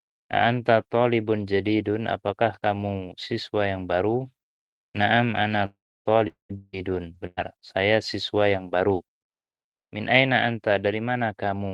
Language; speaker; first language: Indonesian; native; Indonesian